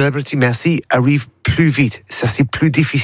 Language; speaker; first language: French; non-native, learner; English